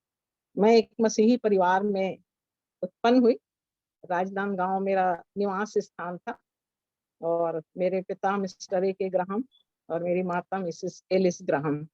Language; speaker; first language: Hindi; native; Hindi